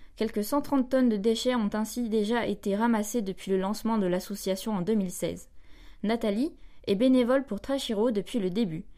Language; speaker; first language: French; native; French